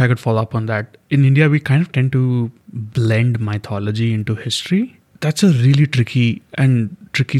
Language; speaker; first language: English; non-native, local second language; Hindi